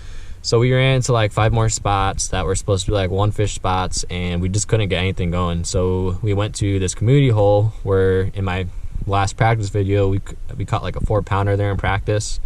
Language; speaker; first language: English; native; English